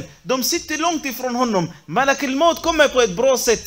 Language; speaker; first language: Swedish; non-native, fluent; Arabic